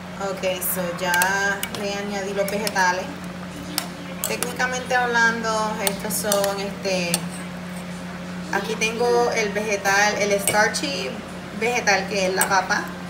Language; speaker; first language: Spanish; early bilingual, heritage; Spanish